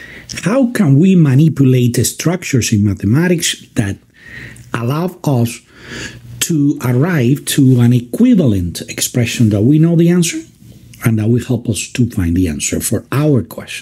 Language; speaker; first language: English; non-native, fluent; Spanish